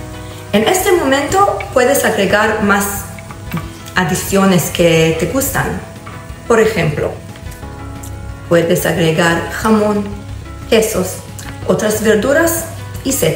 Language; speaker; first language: Spanish; non-native, learner; Hebrew